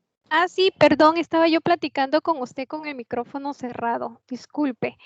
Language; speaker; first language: Spanish; native; Spanish